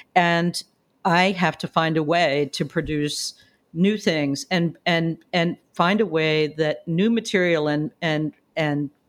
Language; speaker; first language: English; native; English